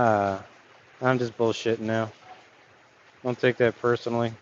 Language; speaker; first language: English; native; English